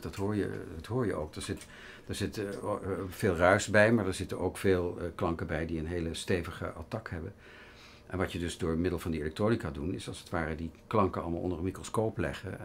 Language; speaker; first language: Dutch; native; Dutch